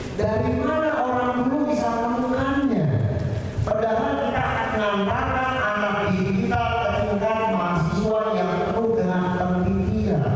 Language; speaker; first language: Indonesian; non-native, local second language; Javanese